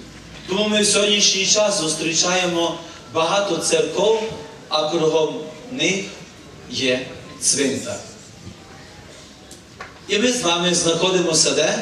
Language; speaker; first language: Ukrainian; native; Ukrainian